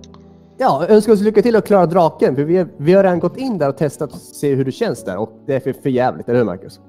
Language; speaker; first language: Swedish; native; Swedish